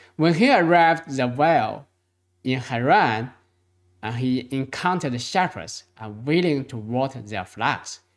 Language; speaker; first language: English; non-native, fluent; Chinese